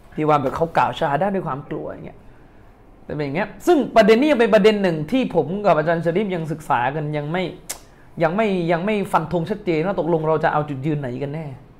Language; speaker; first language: Thai; native; Thai